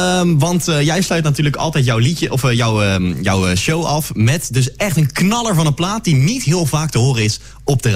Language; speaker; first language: Dutch; native; Dutch